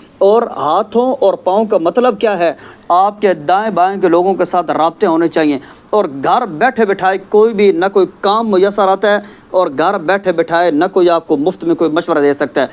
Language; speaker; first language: Urdu; non-native, local second language; Punjabi